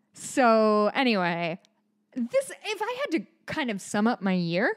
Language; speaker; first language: English; native; English